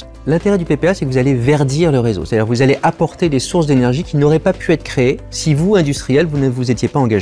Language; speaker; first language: French; native; French